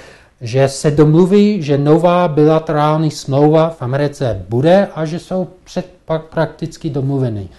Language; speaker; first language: Czech; non-native, fluent; English